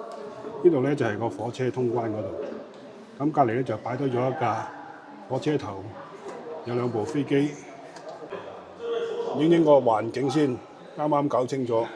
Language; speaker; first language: Cantonese; native; Cantonese